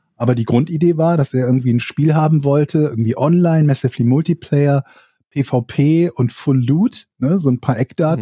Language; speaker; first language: German; native; German